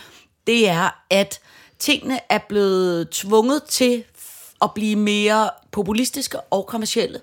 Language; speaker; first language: Danish; native; Danish